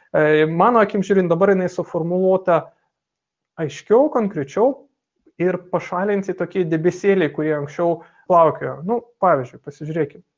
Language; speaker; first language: Lithuanian; non-native, local second language; Russian